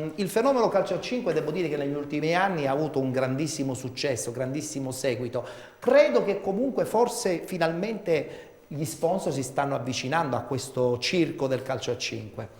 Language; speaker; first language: Italian; native; Italian